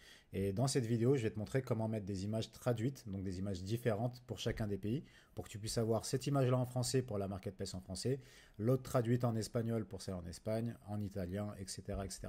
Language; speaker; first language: French; native; French